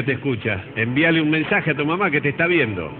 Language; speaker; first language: Spanish; native; Spanish